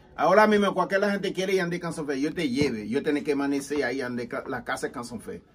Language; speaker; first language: Spanish; non-native, learner; Haitian Creole